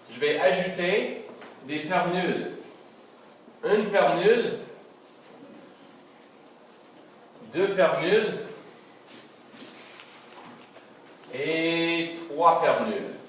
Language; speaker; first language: French; non-native, local second language; English